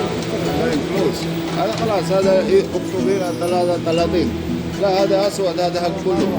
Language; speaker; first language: Arabic; non-native, learner; Filipino